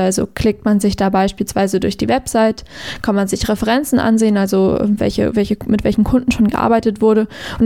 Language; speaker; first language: German; native; German